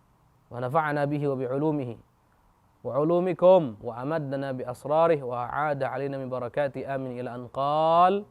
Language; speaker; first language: Indonesian; native; Indonesian